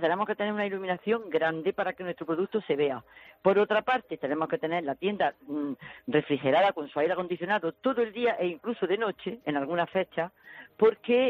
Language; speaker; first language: Spanish; native; Spanish